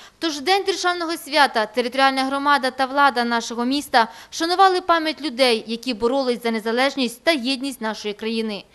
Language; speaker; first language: Ukrainian; native; Ukrainian